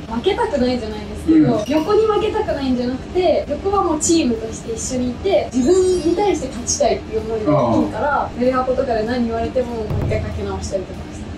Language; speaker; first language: Japanese; native; Japanese